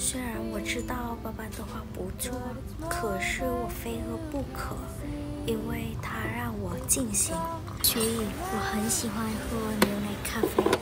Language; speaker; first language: Chinese; non-native, learner; Vietnamese